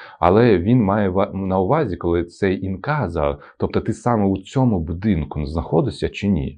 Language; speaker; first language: Ukrainian; non-native, local second language; Russian